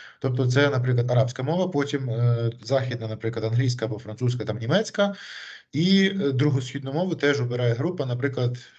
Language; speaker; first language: Ukrainian; native; Ukrainian